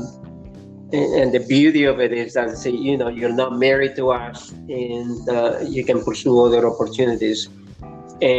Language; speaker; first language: English; non-native, fluent; Spanish